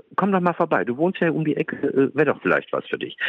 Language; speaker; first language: German; native; German